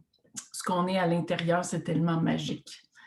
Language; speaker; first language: French; native; French